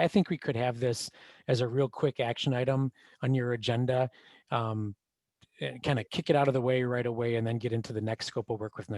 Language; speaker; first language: English; native; English